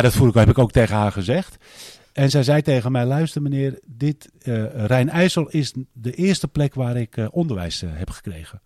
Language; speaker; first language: Dutch; native; Dutch